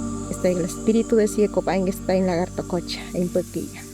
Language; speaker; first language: Spanish; non-native, local second language; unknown